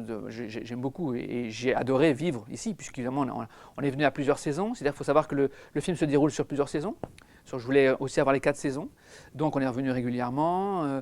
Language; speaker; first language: French; native; French